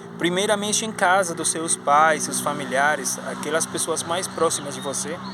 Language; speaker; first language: Portuguese; non-native, fluent; Spanish